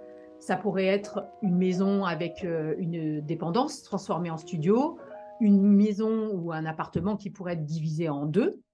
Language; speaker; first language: French; native; French